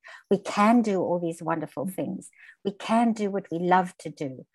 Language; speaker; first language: English; native; English